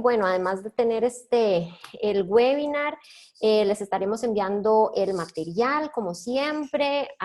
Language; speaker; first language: Spanish; native; Spanish